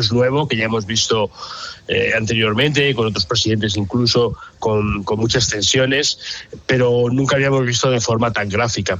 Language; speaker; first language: Spanish; native; Spanish